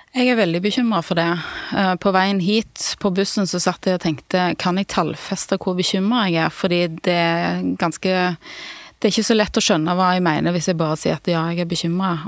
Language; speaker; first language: Norwegian; native; Norwegian